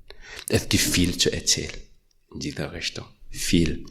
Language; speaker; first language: German; non-native, learner; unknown